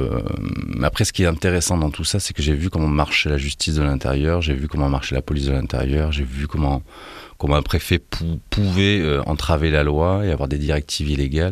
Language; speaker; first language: French; native; French